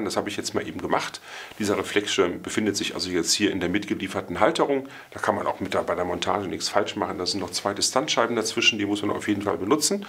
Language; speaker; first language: German; native; German